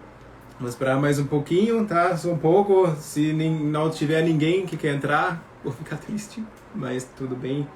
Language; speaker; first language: Portuguese; non-native, fluent; German